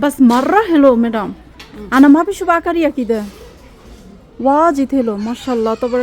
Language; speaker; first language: Arabic; non-native, learner; Bangla